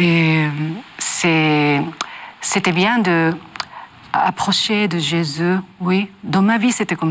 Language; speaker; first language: French; non-native, learner; Japanese